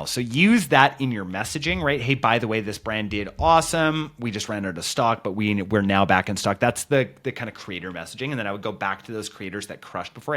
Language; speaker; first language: English; native; English